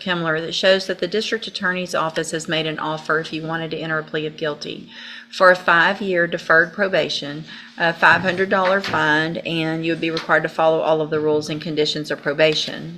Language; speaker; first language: English; native; English